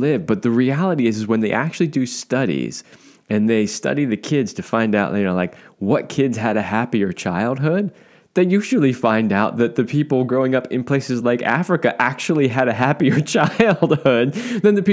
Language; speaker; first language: English; native; English